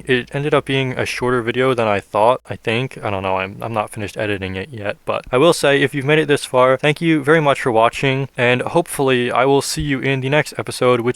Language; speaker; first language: English; native; English